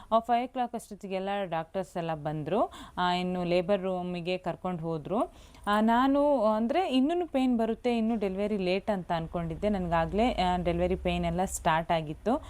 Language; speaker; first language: Kannada; native; Kannada